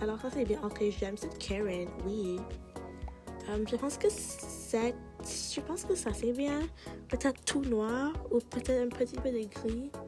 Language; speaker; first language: French; non-native, learner; English